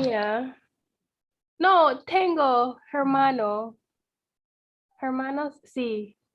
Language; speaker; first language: Spanish; non-native, learner; English